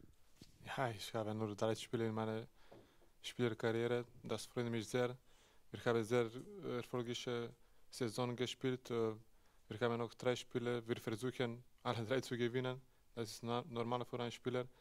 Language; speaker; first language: German; non-native, fluent; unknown